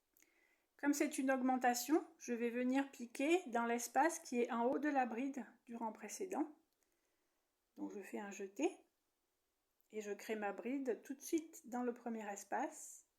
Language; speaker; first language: French; native; French